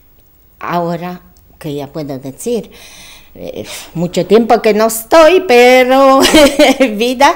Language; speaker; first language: Spanish; non-native, learner; Polish